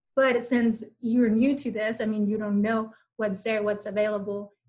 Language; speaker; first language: English; non-native, fluent; Spanish